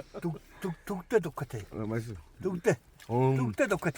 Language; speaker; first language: Korean; non-native, learner; Mongolian